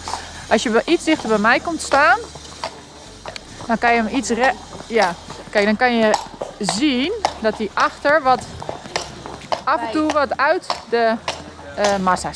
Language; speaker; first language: Dutch; native; Dutch